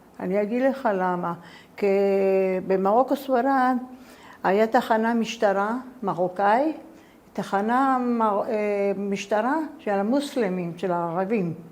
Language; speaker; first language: Hebrew; early bilingual, other home language; Spanish